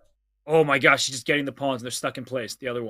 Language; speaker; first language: English; native; English